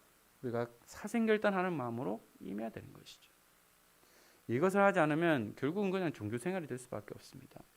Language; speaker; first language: Korean; native; Korean